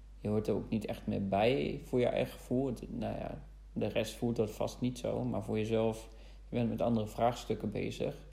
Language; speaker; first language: Dutch; non-native, fluent; German